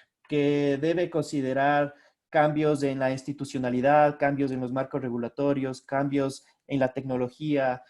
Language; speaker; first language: Spanish; native; Spanish